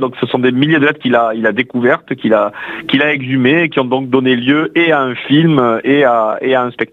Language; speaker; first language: French; native; French